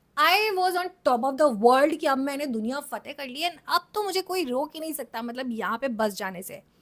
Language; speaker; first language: Hindi; native; Hindi